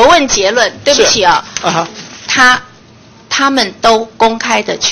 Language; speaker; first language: Chinese; native; Chinese